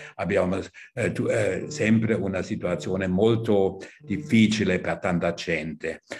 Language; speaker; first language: Italian; non-native, fluent; German